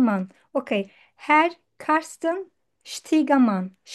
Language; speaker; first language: German; non-native, learner; Turkish